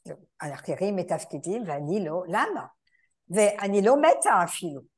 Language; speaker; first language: Hebrew; non-native, fluent; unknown